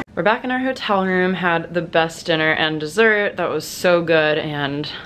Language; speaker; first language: English; native; English